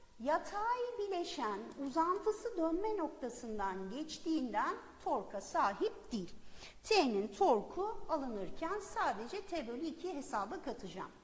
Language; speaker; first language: Turkish; native; Turkish